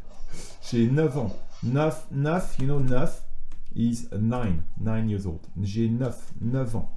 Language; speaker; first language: French; native; French